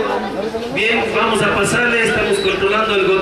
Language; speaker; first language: Spanish; native; Spanish